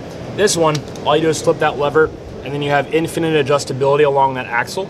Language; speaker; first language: English; native; English